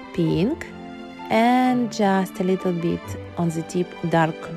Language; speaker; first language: English; non-native, learner; Ukrainian